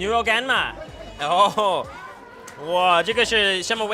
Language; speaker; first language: Chinese; non-native, learner; English